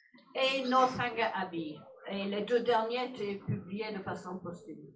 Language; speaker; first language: French; non-native, fluent; English